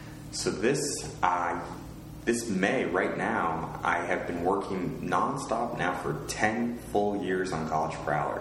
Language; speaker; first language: English; native; English